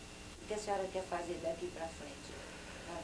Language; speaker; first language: Portuguese; native; Portuguese